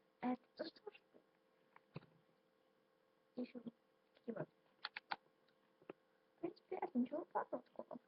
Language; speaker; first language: Russian; non-native, local second language; Ukrainian